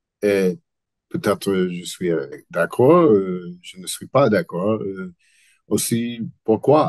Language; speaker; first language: French; non-native, learner; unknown